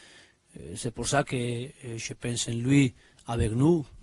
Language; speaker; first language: French; non-native, learner; Spanish